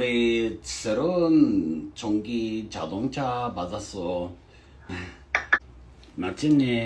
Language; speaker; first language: Korean; non-native, learner; English